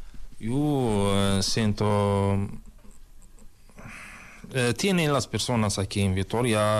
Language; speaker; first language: Spanish; non-native, learner; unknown